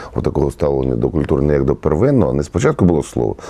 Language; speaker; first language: Ukrainian; native; Ukrainian